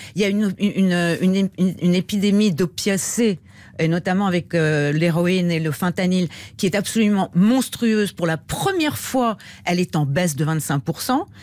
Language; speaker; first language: French; native; French